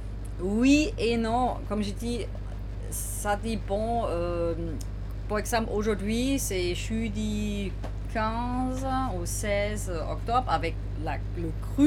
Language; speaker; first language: French; non-native, learner; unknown